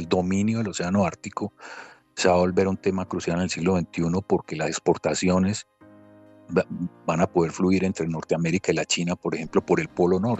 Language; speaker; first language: Spanish; native; Spanish